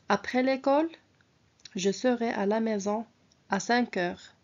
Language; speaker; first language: French; non-native, local second language; Arabic